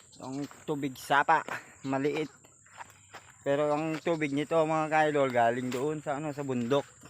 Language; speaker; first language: Filipino; non-native, local second language; Iloko